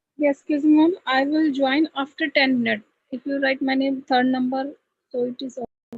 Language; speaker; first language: English; non-native, learner; Hindi